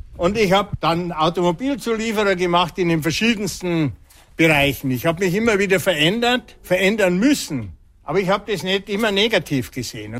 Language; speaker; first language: German; native; German